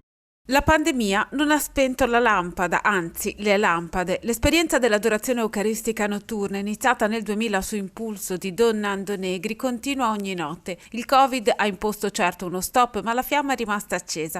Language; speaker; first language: Italian; native; Italian